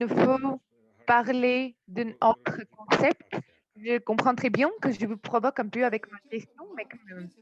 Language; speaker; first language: French; non-native, fluent; Armenian